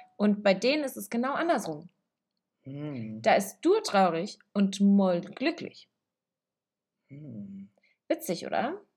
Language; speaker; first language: German; early bilingual, other home language; Italian